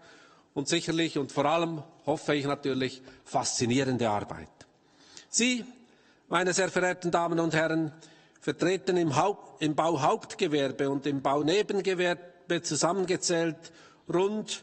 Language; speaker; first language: German; native; German